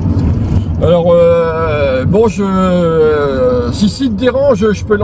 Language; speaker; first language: French; native; French